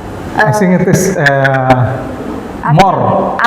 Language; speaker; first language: English; non-native, learner; Indonesian